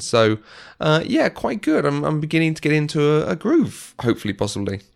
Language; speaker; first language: English; native; English